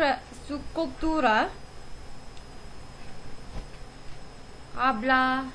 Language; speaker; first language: Spanish; non-native, learner; English